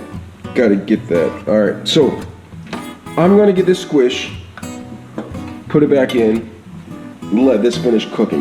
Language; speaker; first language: English; native; English